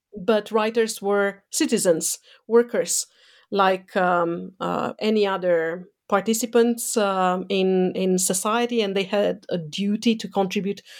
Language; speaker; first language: English; non-native, fluent; Romanian